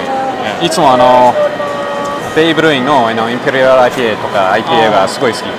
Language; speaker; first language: Japanese; non-native, fluent; English